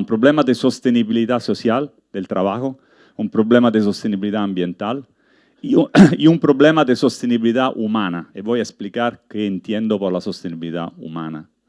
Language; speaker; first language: Spanish; non-native, learner; Italian